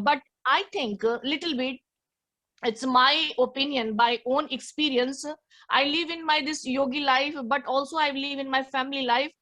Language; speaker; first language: English; non-native, learner; Hindi